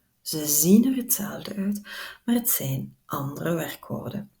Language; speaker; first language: Dutch; non-native, local second language; French